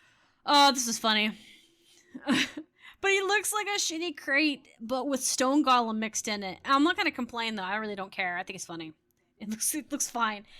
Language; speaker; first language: English; native; English